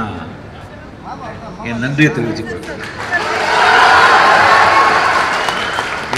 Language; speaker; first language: Tamil; non-native, fluent; Marathi